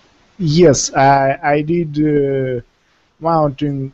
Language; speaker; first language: English; non-native, fluent; Russian